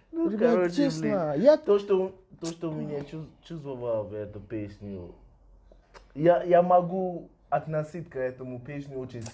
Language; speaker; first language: Russian; non-native, learner; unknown